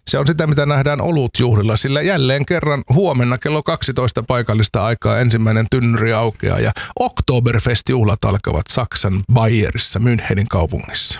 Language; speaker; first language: Finnish; native; Finnish